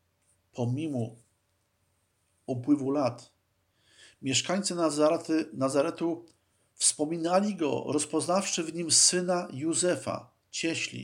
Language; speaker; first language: Polish; native; Polish